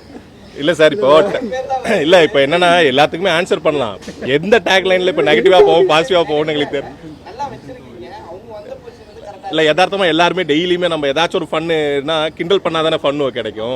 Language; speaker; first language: Tamil; native; Tamil